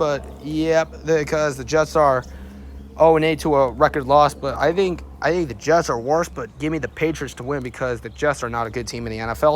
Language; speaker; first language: English; native; English